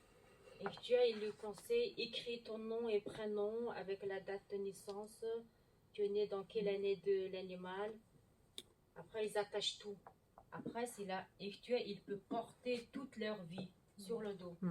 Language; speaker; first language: French; non-native, learner; Mongolian